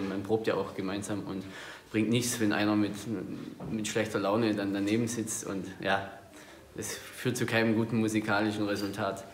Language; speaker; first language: German; native; German